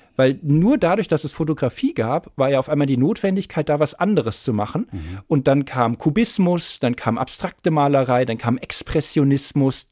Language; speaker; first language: German; native; German